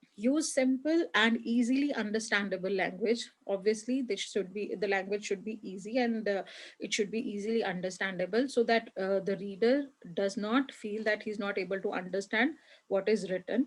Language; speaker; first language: English; non-native, local second language; Hindi